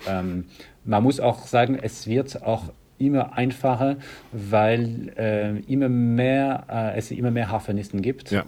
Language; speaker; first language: German; non-native, fluent; French